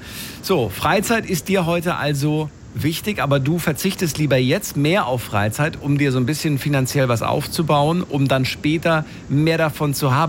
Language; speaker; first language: German; native; German